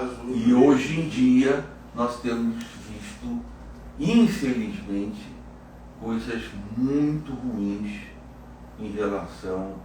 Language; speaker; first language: Portuguese; native; Portuguese